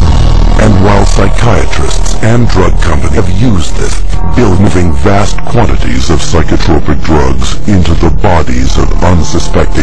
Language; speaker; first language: English; native; English